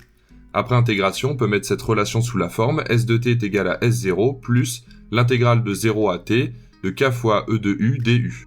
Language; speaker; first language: French; native; French